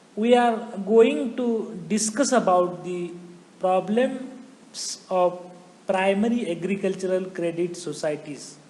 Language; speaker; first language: English; non-native, local second language; Marathi